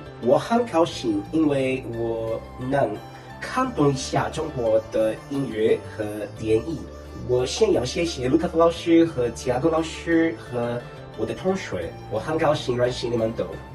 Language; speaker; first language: Chinese; non-native, learner; Portuguese